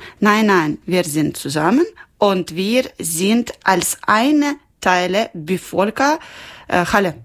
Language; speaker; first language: German; non-native, local second language; Ukrainian